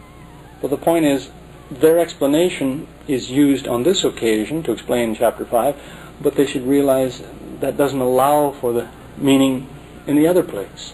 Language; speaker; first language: English; native; English